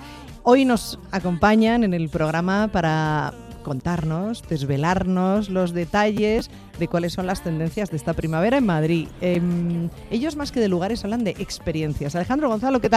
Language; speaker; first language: Spanish; native; Spanish